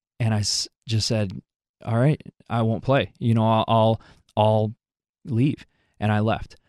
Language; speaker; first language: English; native; English